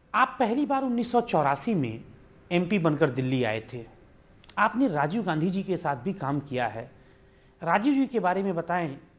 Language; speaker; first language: Hindi; native; Hindi